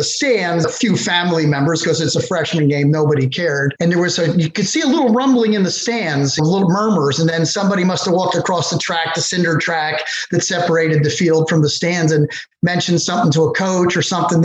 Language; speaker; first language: English; native; English